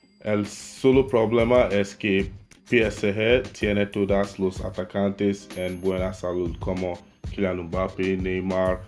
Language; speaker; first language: Spanish; non-native, learner; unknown